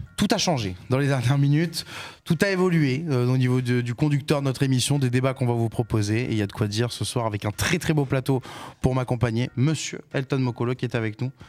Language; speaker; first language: French; native; French